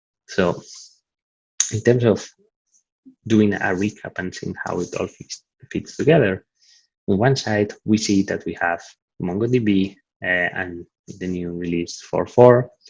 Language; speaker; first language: English; non-native, fluent; Italian